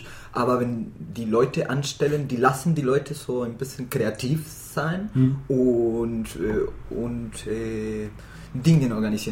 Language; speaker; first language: German; non-native, fluent; Spanish